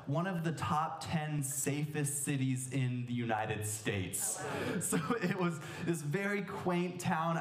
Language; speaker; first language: English; native; English